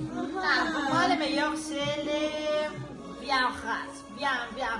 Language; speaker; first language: French; non-native, learner; Spanish